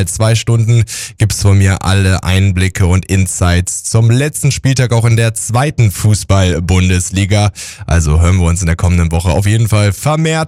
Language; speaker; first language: German; native; German